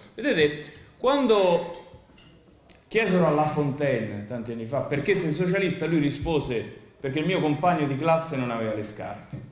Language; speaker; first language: Italian; native; Italian